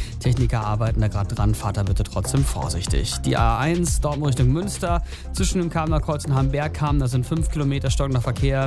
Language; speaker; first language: German; native; German